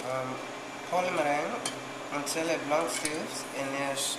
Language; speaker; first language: French; non-native, learner; Spanish